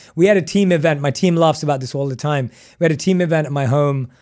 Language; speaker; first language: English; native; English